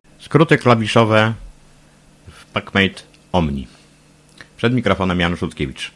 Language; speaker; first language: Polish; native; Polish